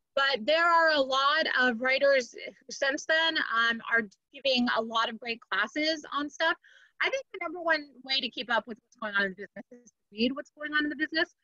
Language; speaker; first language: English; native; English